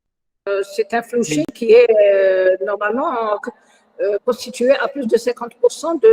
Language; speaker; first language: French; non-native, local second language; Arabic